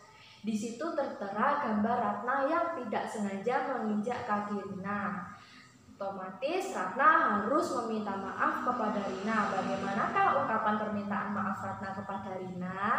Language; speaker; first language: Indonesian; native; Indonesian